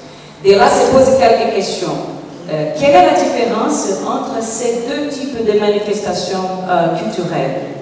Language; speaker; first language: French; non-native, fluent; Portuguese